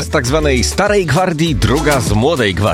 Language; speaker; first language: Polish; native; Polish